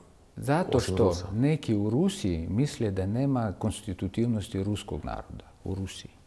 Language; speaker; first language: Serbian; non-native, fluent; Russian